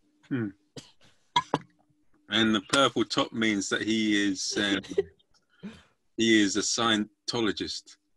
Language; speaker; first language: English; native; English